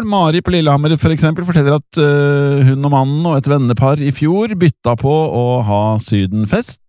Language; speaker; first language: Norwegian; native; Norwegian